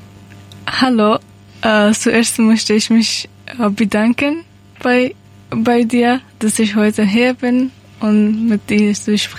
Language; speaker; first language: German; non-native, learner; Persian